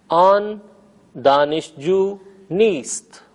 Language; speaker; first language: Persian; non-native, fluent; Urdu